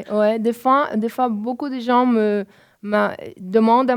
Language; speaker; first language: French; non-native, fluent; Portuguese